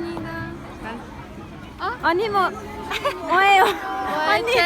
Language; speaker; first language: Korean; non-native, learner; French